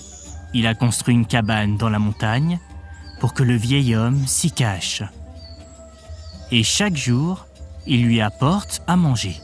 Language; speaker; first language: French; native; French